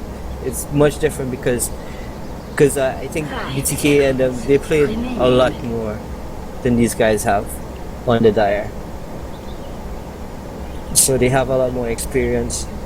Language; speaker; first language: English; native; English